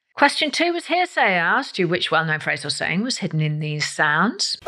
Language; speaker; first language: English; native; English